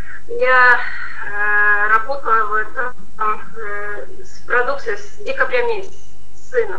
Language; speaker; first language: Russian; non-native, local second language; Kyrgyz